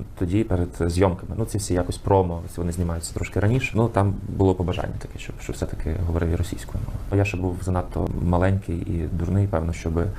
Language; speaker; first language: Ukrainian; native; Ukrainian